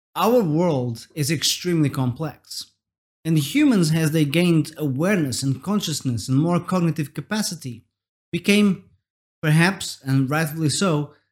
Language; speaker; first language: English; non-native, fluent; Portuguese